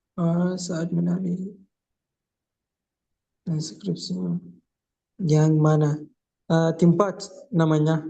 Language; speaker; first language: Indonesian; non-native, learner; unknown